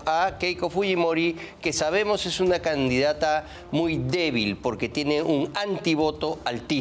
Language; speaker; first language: Spanish; native; Spanish